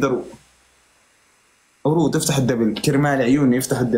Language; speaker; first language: Arabic; native; Arabic